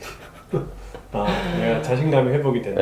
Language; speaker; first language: Korean; native; Korean